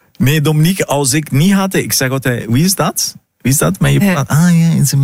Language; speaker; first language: Dutch; non-native, learner; Portuguese